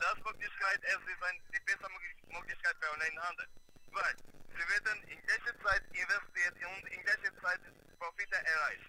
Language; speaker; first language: German; non-native, learner; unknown